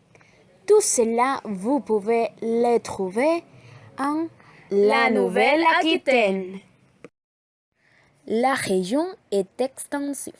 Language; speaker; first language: French; non-native, learner; Spanish